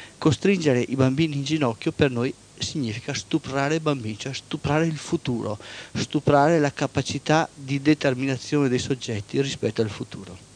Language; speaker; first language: Italian; native; Italian